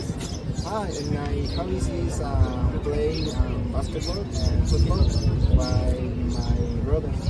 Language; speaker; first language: English; non-native, learner; Spanish